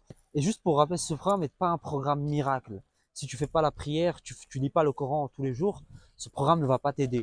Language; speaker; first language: French; native; French